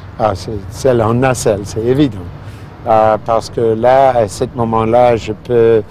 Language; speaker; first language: French; non-native, fluent; English